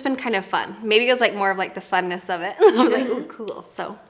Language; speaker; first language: English; native; English